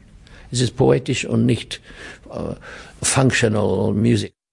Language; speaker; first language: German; non-native, fluent; English